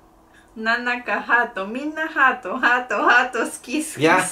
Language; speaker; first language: Japanese; non-native, fluent; Spanish